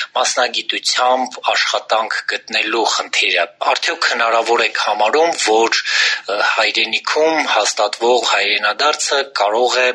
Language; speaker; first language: Armenian; native; Armenian